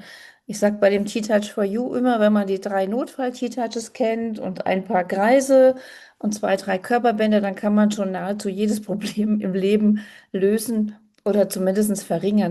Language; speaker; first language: German; native; German